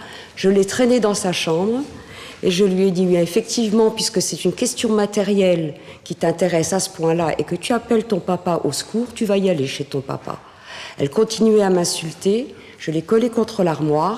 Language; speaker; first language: French; native; French